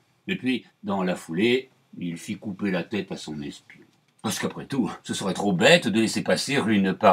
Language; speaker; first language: French; native; French